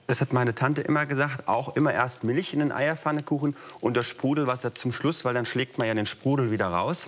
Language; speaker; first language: German; native; German